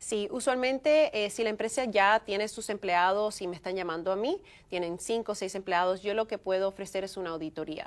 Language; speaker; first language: Spanish; early bilingual, heritage; Spanish